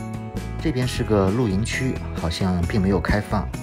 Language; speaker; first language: Chinese; native; Chinese